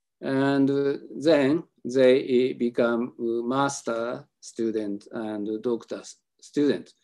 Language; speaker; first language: English; non-native, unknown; Japanese